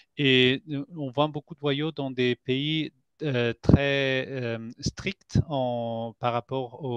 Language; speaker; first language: French; non-native, fluent; Spanish